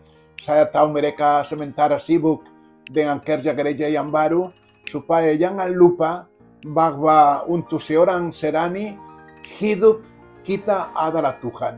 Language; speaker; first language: Indonesian; non-native, fluent; Spanish